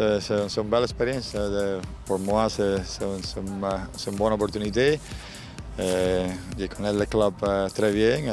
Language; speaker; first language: French; non-native, learner; Spanish